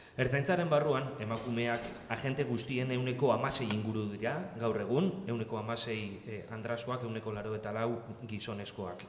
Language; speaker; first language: Basque; native; Basque